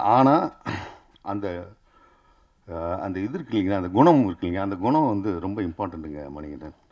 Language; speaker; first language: Tamil; native; Tamil